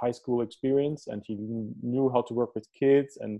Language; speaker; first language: English; early bilingual, other home language; German